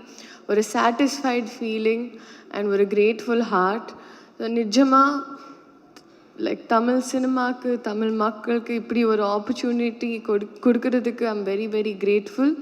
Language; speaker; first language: Tamil; non-native, fluent; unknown